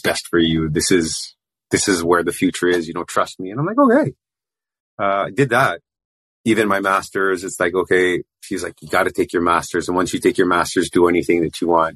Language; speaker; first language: English; non-native, local second language; Filipino